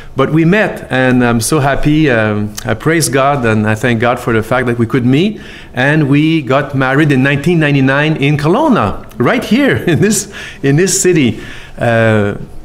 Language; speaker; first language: English; non-native, fluent; French